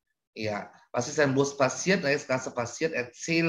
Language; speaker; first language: German; non-native, learner; Indonesian